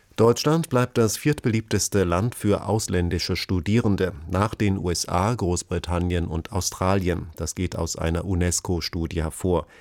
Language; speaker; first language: German; native; German